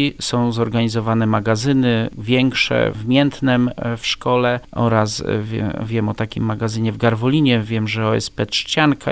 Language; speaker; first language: Polish; native; Polish